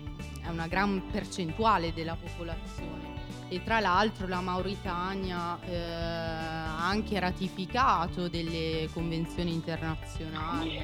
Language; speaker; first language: Italian; native; Italian